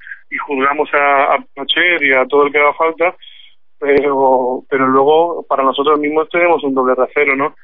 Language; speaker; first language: Spanish; native; Spanish